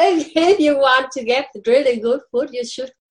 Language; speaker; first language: English; non-native, learner; Vietnamese